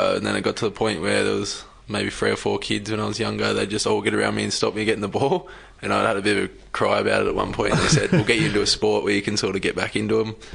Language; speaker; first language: English; native; English